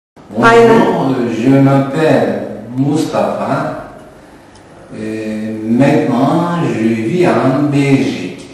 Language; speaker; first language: French; non-native, fluent; Turkish